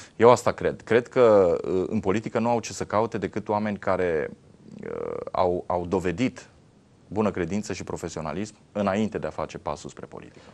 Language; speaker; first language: Romanian; native; Romanian